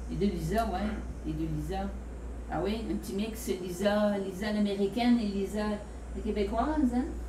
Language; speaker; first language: French; native; French